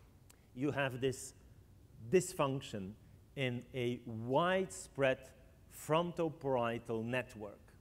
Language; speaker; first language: English; non-native, fluent; French